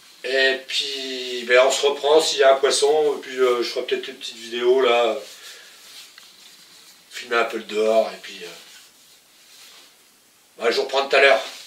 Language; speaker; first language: French; native; French